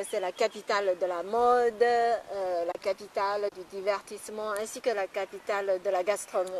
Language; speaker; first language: French; non-native, fluent; Chinese